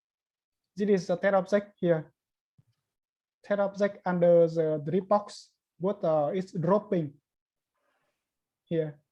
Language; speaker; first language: English; non-native, learner; Vietnamese